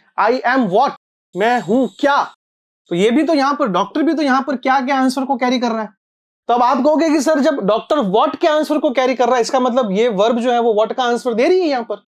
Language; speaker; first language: Hindi; native; Hindi